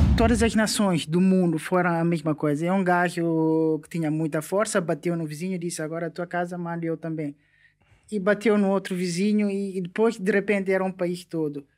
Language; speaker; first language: Portuguese; non-native, local second language; Upper Guinea Crioulo